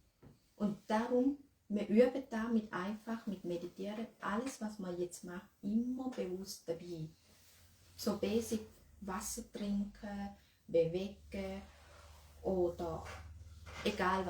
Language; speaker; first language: German; non-native, learner; Thai